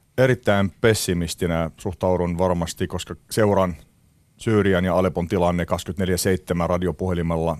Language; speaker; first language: Finnish; non-native, fluent; Arabic